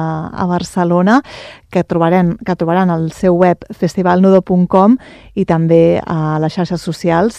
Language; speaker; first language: Catalan; native; Catalan